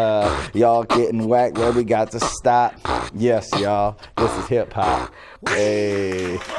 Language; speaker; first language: English; native; English